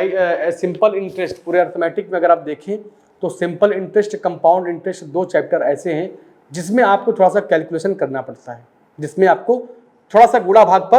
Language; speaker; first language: Hindi; native; Hindi